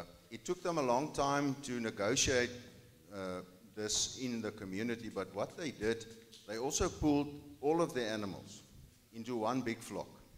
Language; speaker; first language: English; non-native, local second language; Afrikaans